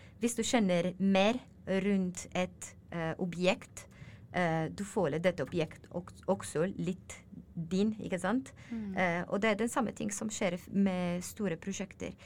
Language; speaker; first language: Norwegian; non-native, learner; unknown